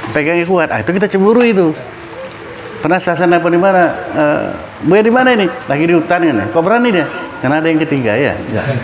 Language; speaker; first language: Indonesian; non-native, local second language; Minangkabau